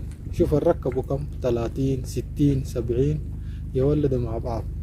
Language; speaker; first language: Arabic; native; Arabic